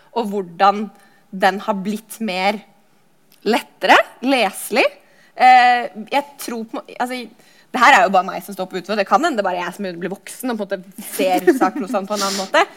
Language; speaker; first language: Norwegian; native; Norwegian